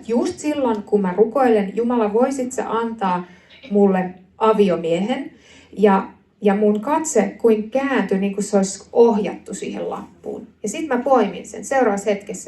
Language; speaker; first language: Finnish; native; Finnish